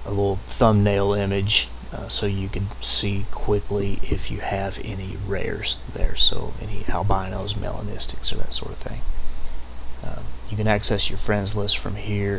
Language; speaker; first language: English; native; English